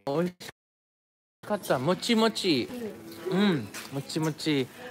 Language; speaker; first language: Japanese; non-native, fluent; English